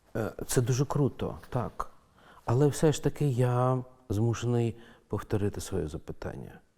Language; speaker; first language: Ukrainian; native; Ukrainian